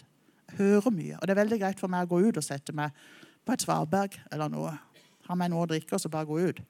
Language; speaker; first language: Norwegian; native; Norwegian